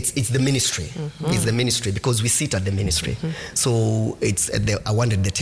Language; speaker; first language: English; non-native, local second language; Kikuyu